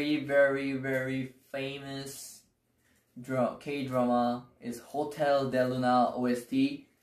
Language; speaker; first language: English; non-native, learner; Korean